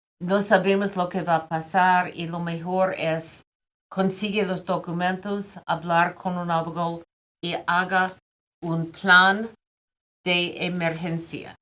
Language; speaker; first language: Spanish; non-native, fluent; English